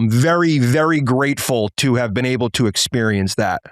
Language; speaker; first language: English; native; English